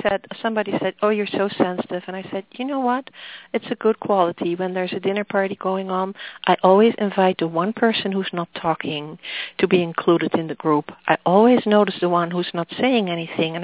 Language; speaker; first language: English; non-native, fluent; Dutch